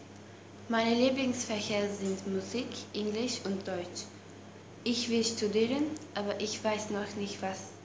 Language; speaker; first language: German; non-native, learner; Turkish